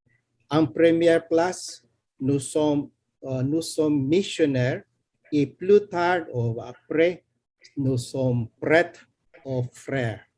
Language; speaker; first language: French; non-native, learner; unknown